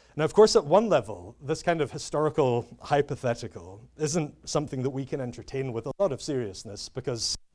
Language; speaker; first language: English; native; English